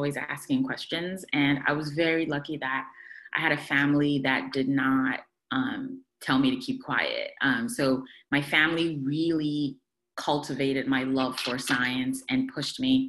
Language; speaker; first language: English; non-native, local second language; Akan